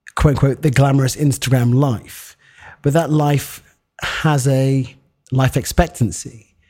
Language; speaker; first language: English; native; English